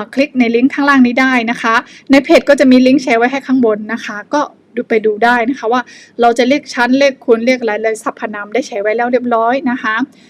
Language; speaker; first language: Thai; non-native, fluent; Burmese